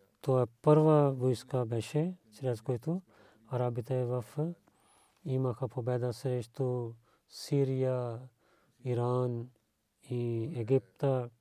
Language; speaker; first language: Bulgarian; non-native, learner; Urdu